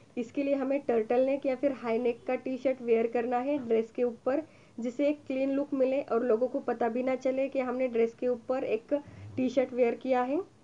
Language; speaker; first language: Hindi; non-native, local second language; Marathi